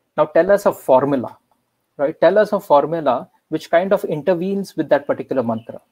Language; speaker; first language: English; non-native, local second language; Marathi